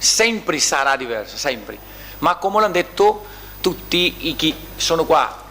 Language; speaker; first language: Italian; non-native, fluent; Portuguese